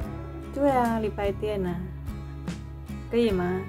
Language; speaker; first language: Chinese; non-native, learner; Indonesian